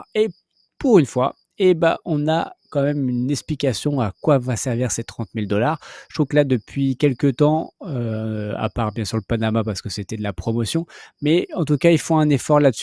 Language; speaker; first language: French; native; French